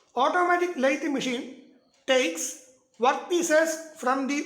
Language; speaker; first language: English; non-native, local second language; Malayalam